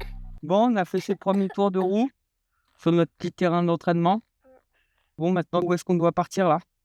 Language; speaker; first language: French; native; French